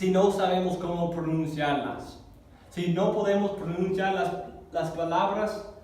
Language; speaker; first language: Spanish; non-native, fluent; English